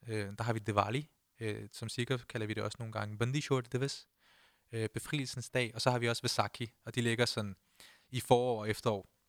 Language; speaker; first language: Danish; early bilingual, other home language; Punjabi